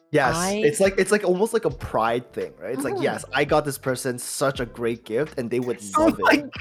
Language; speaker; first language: English; early bilingual, other home language; Chinese